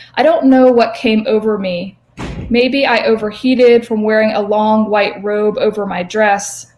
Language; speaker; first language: English; native; English